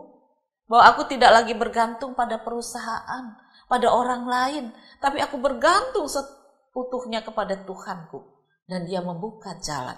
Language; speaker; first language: Indonesian; native; Indonesian